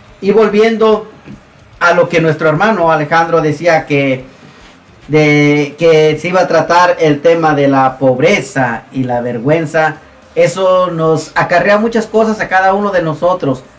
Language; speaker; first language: Spanish; native; Spanish